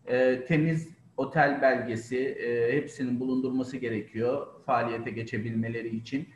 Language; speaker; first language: Turkish; native; Turkish